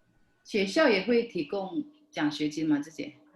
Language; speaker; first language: Chinese; non-native, fluent; Indonesian